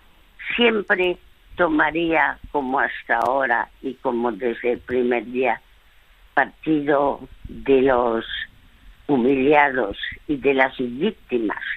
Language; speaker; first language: Spanish; non-native, fluent; French